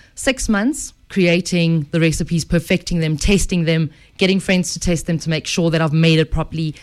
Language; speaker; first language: English; native; English